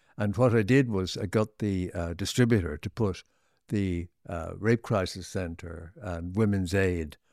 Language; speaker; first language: English; native; English